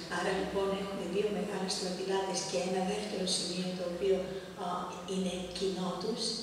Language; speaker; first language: Greek; early bilingual, heritage; Greek